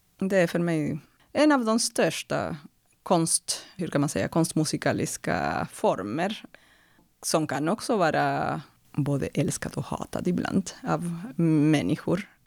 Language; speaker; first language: Swedish; non-native, fluent; Spanish